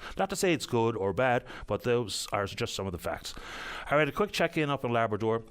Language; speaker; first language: English; native; English